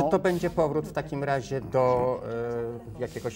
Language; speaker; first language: Polish; native; Polish